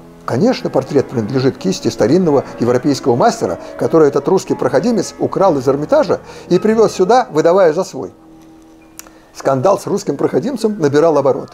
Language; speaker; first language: Russian; native; Russian